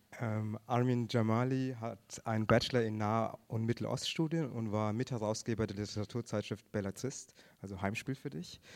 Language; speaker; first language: German; early bilingual, other home language; Tamil